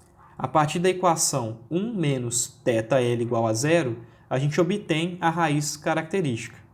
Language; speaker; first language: Portuguese; native; Portuguese